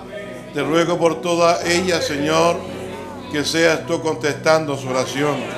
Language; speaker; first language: Spanish; native; Spanish